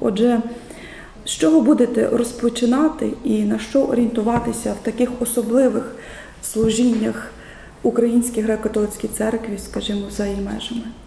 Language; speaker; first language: Ukrainian; native; Ukrainian